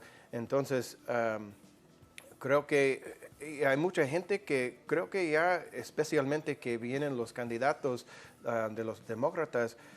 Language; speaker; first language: Spanish; non-native, fluent; English